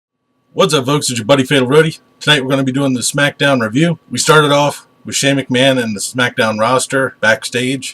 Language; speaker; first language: English; native; English